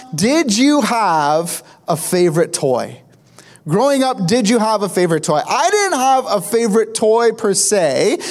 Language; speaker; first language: English; native; English